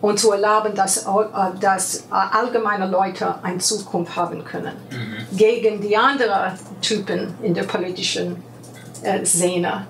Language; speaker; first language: German; non-native, fluent; English